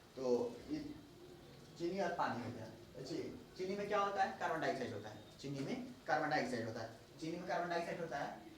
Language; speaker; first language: Hindi; native; Hindi